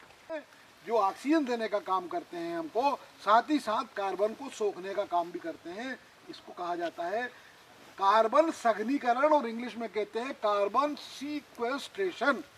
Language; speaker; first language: Hindi; native; Hindi